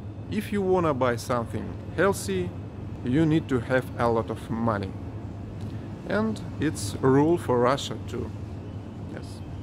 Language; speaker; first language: English; non-native, learner; Russian